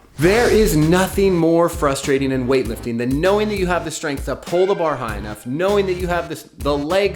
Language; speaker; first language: English; native; English